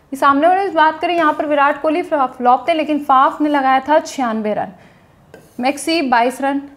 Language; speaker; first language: Hindi; native; Hindi